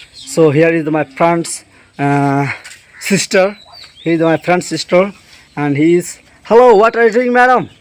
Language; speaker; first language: English; non-native, learner; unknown